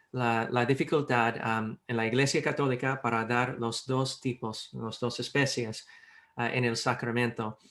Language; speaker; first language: Spanish; non-native, fluent; English